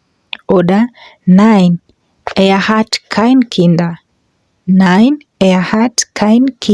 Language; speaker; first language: German; non-native, learner; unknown